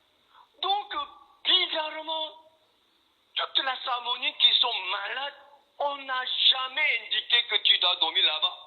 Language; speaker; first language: French; non-native, fluent; Korean